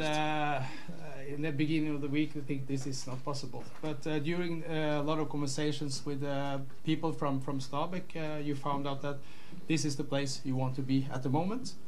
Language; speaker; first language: English; non-native, fluent; Norwegian